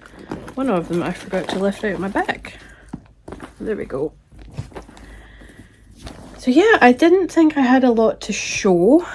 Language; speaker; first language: English; native; English